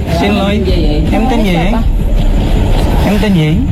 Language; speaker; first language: Vietnamese; non-native, learner; Indonesian